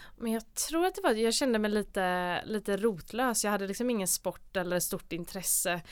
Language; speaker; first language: Swedish; native; Swedish